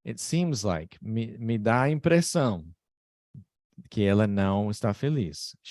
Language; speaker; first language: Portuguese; non-native, fluent; English